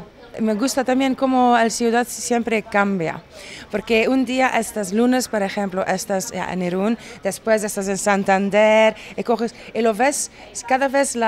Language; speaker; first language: Spanish; non-native, learner; Italian